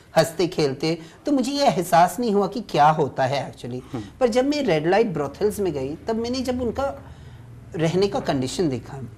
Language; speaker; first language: Hindi; native; Hindi